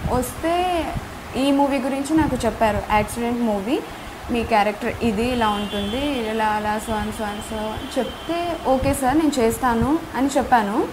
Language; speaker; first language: Telugu; non-native, fluent; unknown